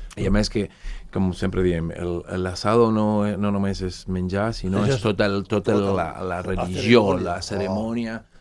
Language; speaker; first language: Catalan; non-native, fluent; Spanish